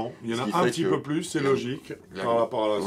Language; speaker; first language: French; native; French